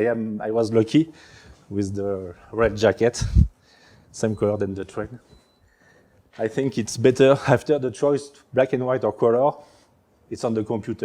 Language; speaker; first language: English; non-native, learner; French